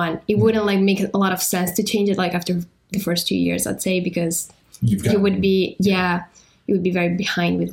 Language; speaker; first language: English; non-native, fluent; Italian